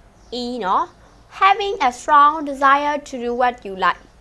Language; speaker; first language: English; non-native, fluent; Burmese